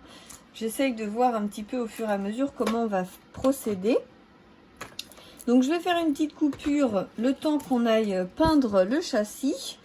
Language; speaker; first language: French; native; French